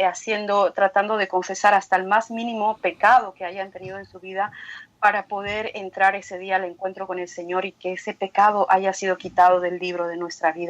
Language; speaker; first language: Spanish; native; Spanish